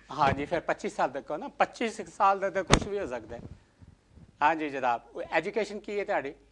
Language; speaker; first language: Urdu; non-native, local second language; Punjabi